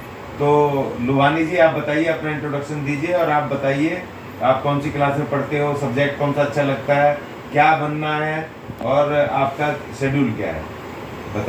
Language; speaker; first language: Hindi; native; Hindi